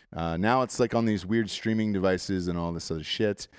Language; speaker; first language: English; native; English